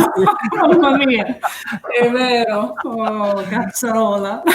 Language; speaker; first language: Italian; early bilingual, heritage; English